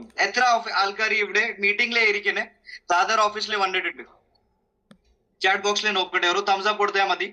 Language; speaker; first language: Malayalam; non-native, fluent; Hindi